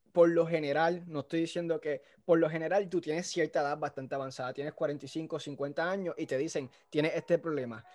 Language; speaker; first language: Spanish; native; Spanish